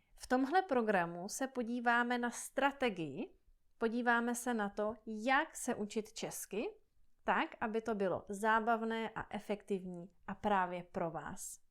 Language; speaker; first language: Czech; native; Czech